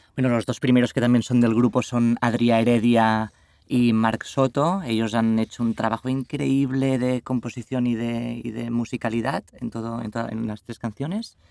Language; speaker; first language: Spanish; native; Spanish